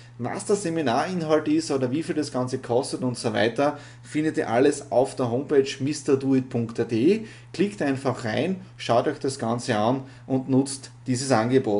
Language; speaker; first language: German; native; German